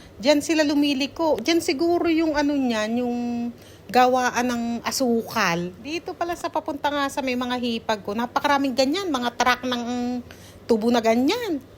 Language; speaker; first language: Filipino; native; Filipino